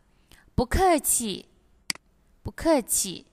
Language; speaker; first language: Chinese; non-native, fluent; Indonesian